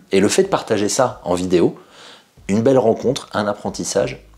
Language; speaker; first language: French; native; French